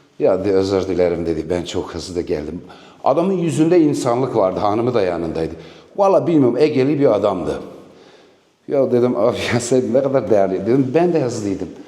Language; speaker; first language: Turkish; native; Turkish